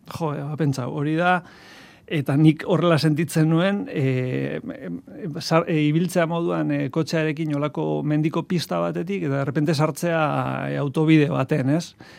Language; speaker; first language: Basque; native; Basque